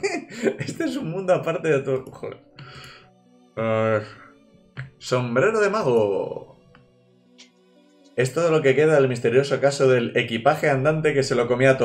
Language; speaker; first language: Spanish; native; Spanish